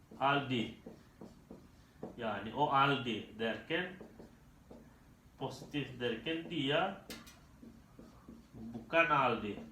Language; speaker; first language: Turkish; non-native, learner; Indonesian